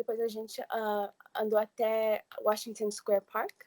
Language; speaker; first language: Portuguese; early bilingual, heritage; English